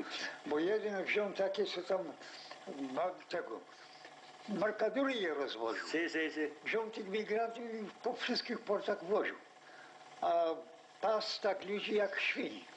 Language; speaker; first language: Polish; early bilingual, heritage; Polish